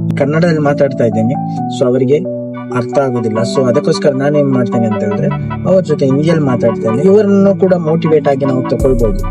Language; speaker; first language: Kannada; non-native, local second language; Konkani